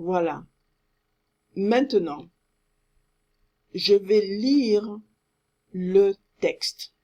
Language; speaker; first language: French; non-native, fluent; English